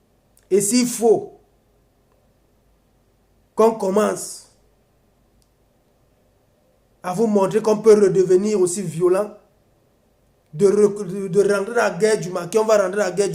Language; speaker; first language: French; non-native, local second language; Basaa